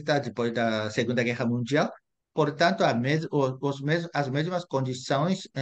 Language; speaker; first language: Portuguese; non-native, fluent; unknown